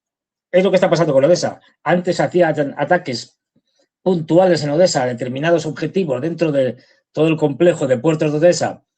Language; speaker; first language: Spanish; native; Spanish